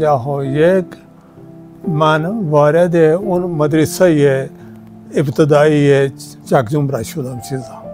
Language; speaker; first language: Persian; non-native, fluent; Punjabi